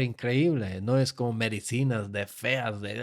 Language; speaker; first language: Spanish; non-native, fluent; Slovak